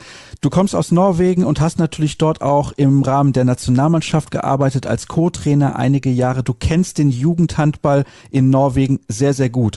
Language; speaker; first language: German; native; German